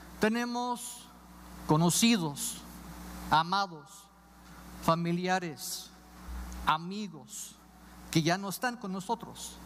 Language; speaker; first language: Spanish; non-native, fluent; English